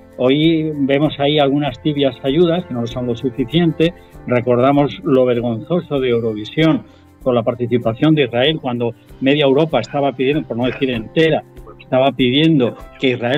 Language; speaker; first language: Spanish; native; Spanish